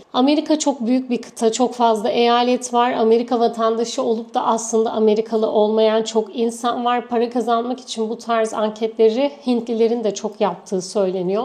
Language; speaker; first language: Turkish; native; Turkish